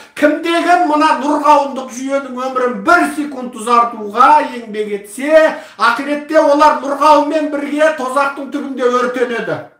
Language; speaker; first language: Kazakh; early bilingual, heritage; Kazakh